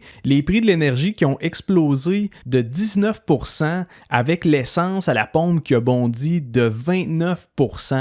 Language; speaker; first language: French; native; French